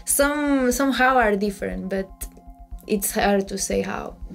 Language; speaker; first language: English; non-native, fluent; Spanish